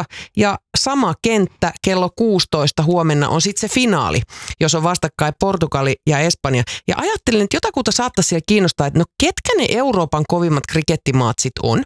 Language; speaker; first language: Finnish; native; Finnish